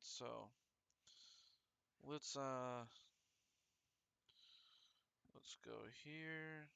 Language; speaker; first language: English; native; English